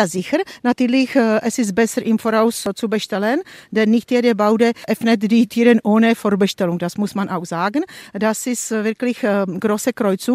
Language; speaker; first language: German; non-native, fluent; Czech